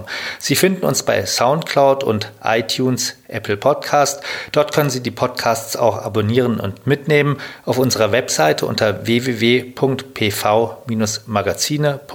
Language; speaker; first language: German; native; German